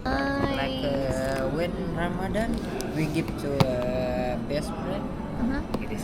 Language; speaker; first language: English; non-native, learner; Indonesian